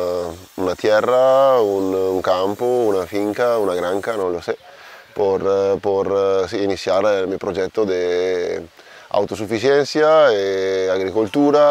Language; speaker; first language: Spanish; non-native, learner; Italian